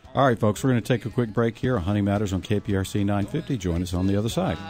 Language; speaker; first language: English; native; English